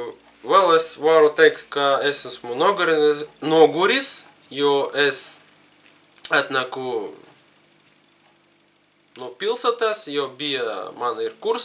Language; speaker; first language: Latvian; non-native, learner; Russian